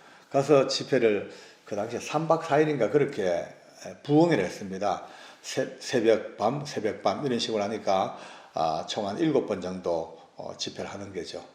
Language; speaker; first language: Korean; native; Korean